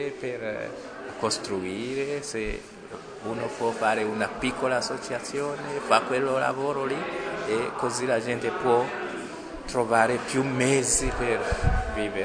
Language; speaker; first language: Italian; non-native, fluent; Rundi